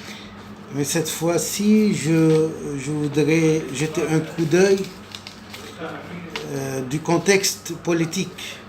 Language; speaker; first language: French; non-native, local second language; Arabic